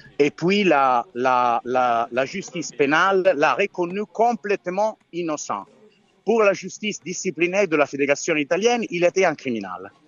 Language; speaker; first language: French; non-native, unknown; Italian